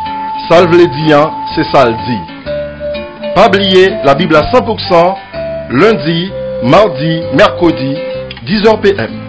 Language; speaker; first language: French; non-native, local second language; Haitian Creole